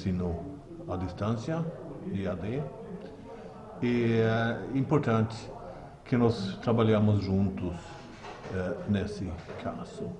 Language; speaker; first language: Portuguese; non-native, learner; Swedish